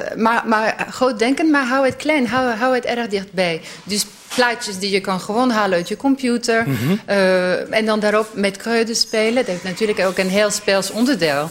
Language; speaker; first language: Dutch; non-native, fluent; French